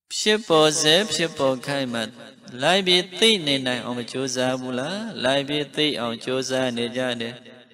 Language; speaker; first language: Burmese; non-native, local second language; Mon